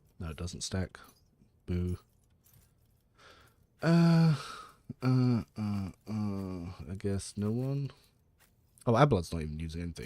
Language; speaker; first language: English; native; English